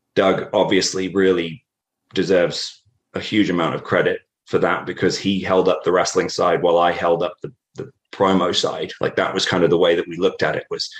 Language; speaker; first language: English; native; English